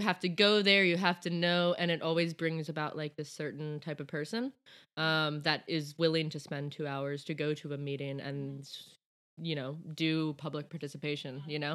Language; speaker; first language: English; native; English